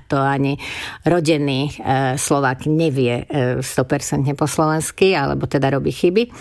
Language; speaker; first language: Slovak; non-native, local second language; Hungarian